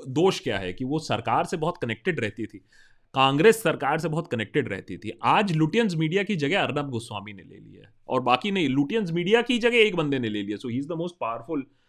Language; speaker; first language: Hindi; non-native, local second language; Bangla